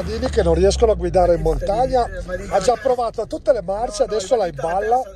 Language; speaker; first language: Italian; native; Italian